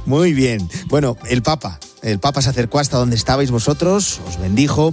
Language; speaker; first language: Spanish; native; Spanish